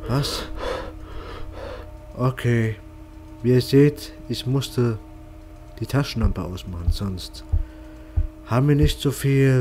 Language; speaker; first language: German; native; German